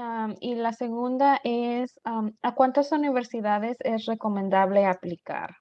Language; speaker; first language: Spanish; early bilingual, other home language; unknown